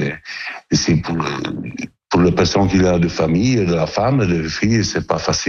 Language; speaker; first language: French; non-native, learner; Italian